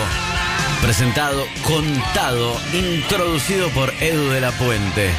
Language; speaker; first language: Spanish; native; Spanish